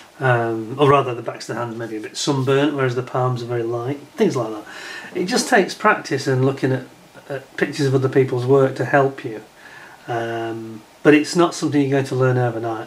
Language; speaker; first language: English; native; English